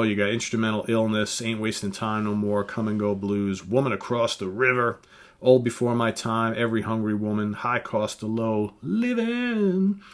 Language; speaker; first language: English; native; English